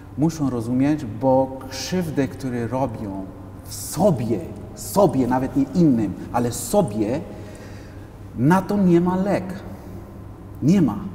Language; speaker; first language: Polish; non-native, fluent; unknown